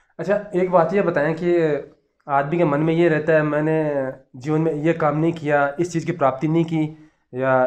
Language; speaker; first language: Hindi; native; Hindi